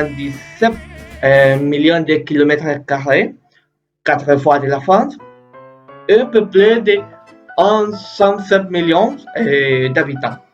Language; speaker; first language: French; non-native, learner; Spanish